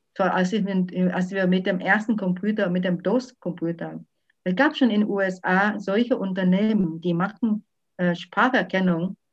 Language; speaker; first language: German; non-native, fluent; Vietnamese